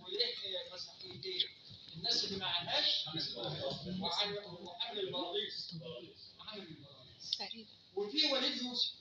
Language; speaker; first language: Arabic; native; Arabic